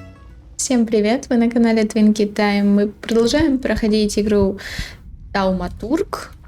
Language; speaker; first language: Russian; native; Russian